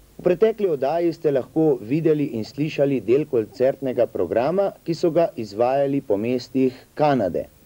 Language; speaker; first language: Slovenian; native; Slovenian